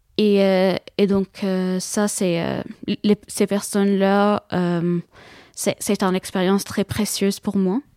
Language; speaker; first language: French; non-native, fluent; Arabic